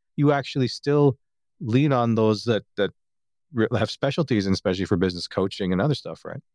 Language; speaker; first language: English; native; English